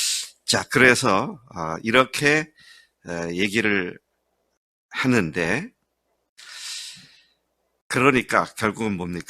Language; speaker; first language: Korean; native; Korean